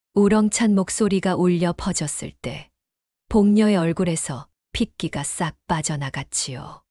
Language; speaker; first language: Korean; native; Korean